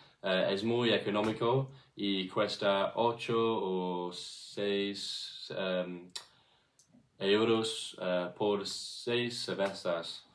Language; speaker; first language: Spanish; non-native, learner; English